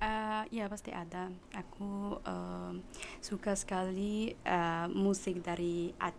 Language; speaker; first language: Indonesian; non-native, learner; Arabic